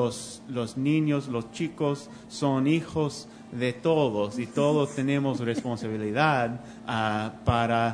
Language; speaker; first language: Spanish; non-native, fluent; English